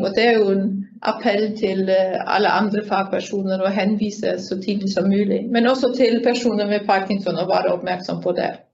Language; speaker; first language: Norwegian; non-native, fluent; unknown